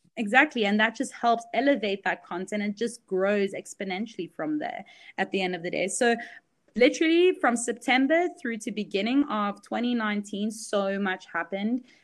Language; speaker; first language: English; early bilingual, other home language; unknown